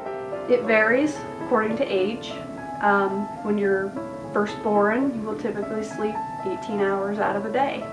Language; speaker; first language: English; native; English